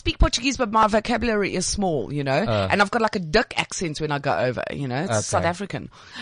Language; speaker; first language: English; native; English